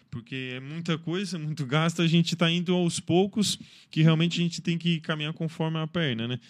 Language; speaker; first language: Portuguese; native; Portuguese